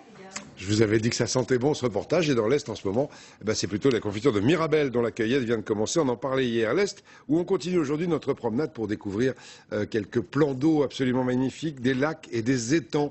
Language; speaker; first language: French; native; French